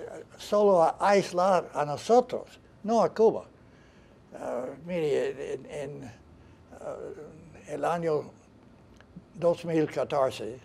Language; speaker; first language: Spanish; non-native, fluent; English